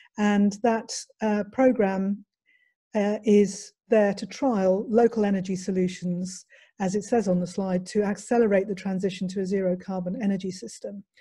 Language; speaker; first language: English; native; English